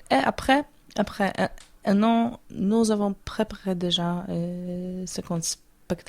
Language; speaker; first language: French; non-native, learner; Polish